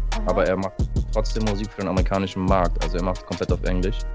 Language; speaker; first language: German; early bilingual, other home language; English